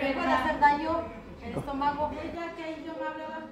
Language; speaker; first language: Spanish; native; Spanish